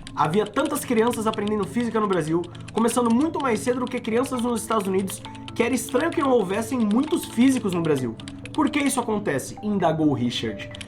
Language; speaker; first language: Portuguese; native; Portuguese